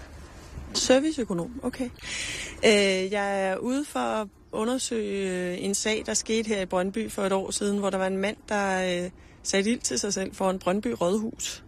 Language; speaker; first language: Danish; native; Danish